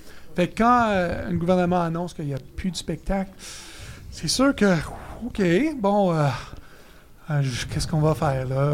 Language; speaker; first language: French; native; French